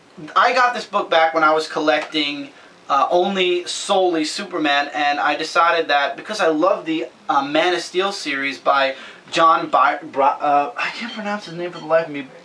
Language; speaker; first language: English; native; English